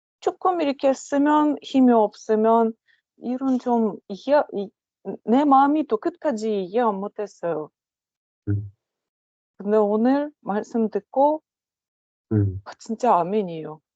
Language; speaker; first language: Korean; non-native, learner; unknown